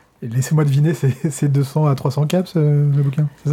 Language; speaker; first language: French; native; French